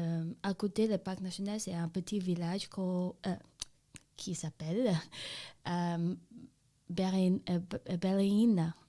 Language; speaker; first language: French; non-native, learner; Chinese